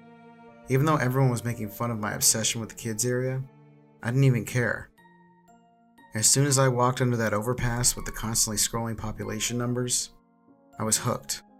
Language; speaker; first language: English; native; English